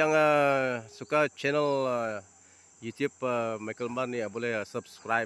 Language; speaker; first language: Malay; non-native, local second language; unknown